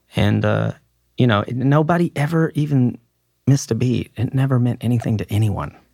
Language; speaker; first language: English; native; English